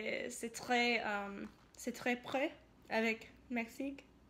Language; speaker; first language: French; non-native, learner; English